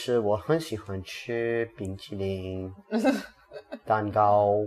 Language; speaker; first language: Chinese; non-native, learner; English